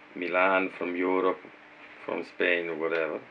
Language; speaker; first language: English; non-native, fluent; Italian